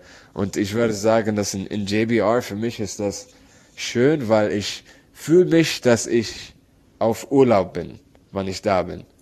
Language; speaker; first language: German; non-native, learner; Arabic